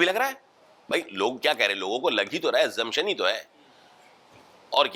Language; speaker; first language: Hindi; native; Hindi